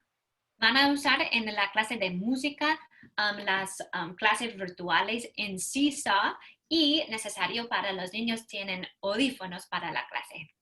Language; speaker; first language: Spanish; non-native, fluent; English